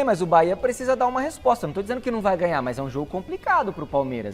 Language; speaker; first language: Portuguese; native; Portuguese